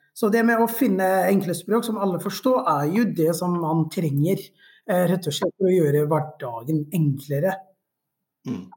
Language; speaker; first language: Norwegian; non-native, fluent; Somali